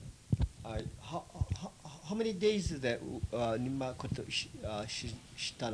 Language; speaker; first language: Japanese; early bilingual, heritage; English